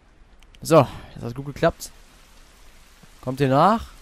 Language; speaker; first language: German; native; German